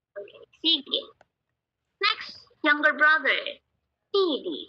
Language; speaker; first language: English; non-native, local second language; Filipino